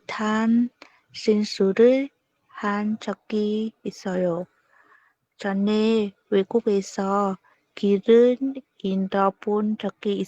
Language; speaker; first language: Korean; non-native, learner; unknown